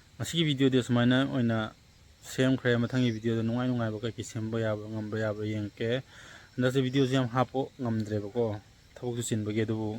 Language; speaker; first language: Manipuri; non-native, local second language; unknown